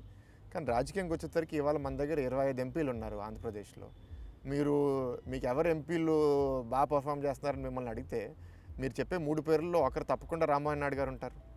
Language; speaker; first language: Telugu; native; Telugu